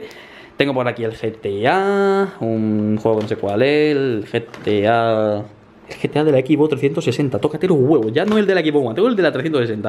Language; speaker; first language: Spanish; native; Spanish